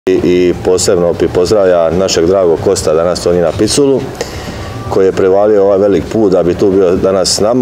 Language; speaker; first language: Serbian; native; Serbian